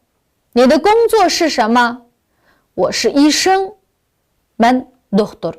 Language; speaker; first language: Chinese; non-native, local second language; Uyghur